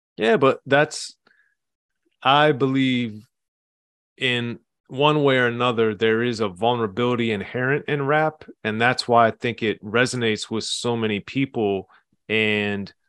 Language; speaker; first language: English; native; English